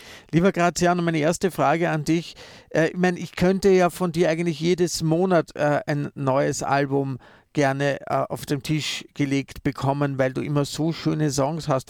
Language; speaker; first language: German; native; German